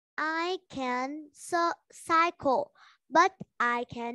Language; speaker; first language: English; non-native, learner; Vietnamese